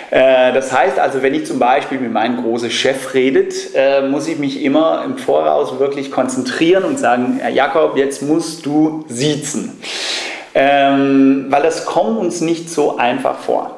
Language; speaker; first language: German; non-native, fluent; Danish